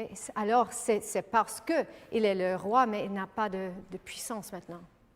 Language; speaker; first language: French; non-native, fluent; English